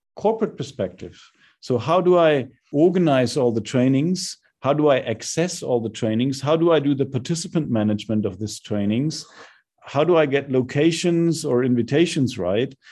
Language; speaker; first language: English; non-native, fluent; German